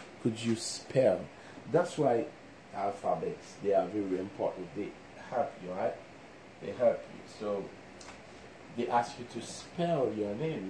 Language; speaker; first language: English; non-native, fluent; Haitian Creole